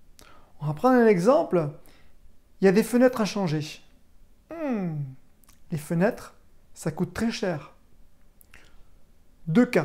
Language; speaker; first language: French; native; French